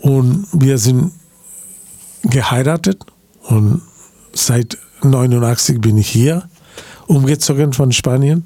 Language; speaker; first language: German; non-native, fluent; Bangla